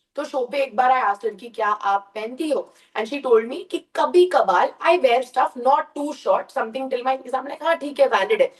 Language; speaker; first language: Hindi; early bilingual, heritage; Hindi